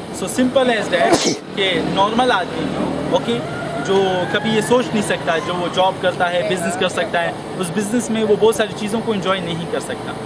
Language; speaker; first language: Urdu; non-native, local second language; Pashto